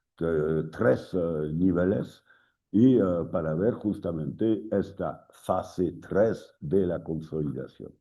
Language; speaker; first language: Spanish; non-native, fluent; French